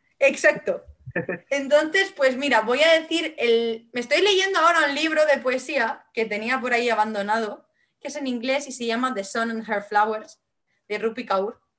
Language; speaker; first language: Spanish; non-native, local second language; Catalan